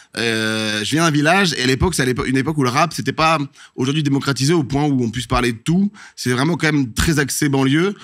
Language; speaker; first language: French; native; French